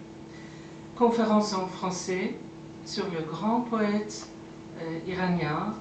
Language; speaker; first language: French; non-native, fluent; Persian